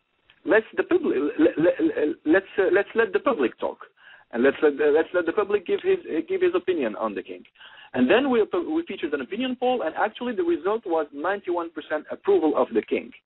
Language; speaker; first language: English; non-native, fluent; Arabic